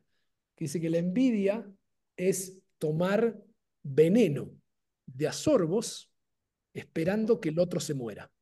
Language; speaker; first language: Spanish; native; Spanish